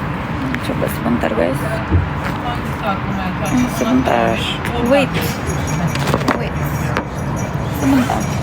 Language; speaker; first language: Indonesian; non-native, learner; Turkish